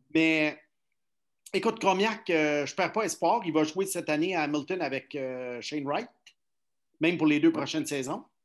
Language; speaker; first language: French; native; French